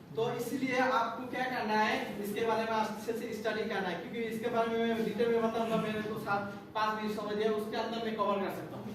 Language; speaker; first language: Hindi; non-native, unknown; Bangla